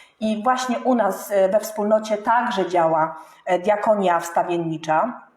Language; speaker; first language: Polish; native; Polish